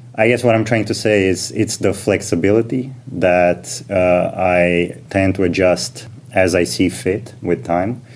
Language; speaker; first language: English; non-native, fluent; Romanian